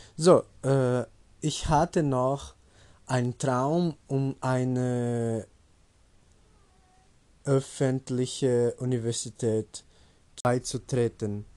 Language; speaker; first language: German; non-native, learner; Portuguese